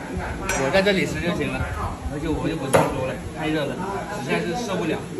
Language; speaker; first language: Chinese; non-native, local second language; Cantonese